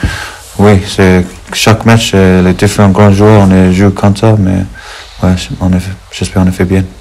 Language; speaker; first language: French; non-native, learner; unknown